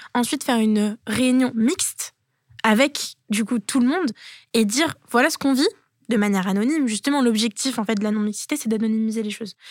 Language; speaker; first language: French; native; French